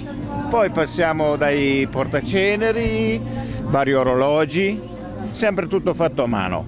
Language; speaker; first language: Italian; native; Italian